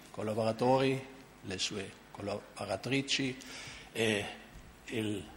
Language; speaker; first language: Italian; non-native, local second language; German